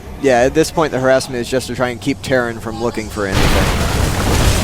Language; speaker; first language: English; native; English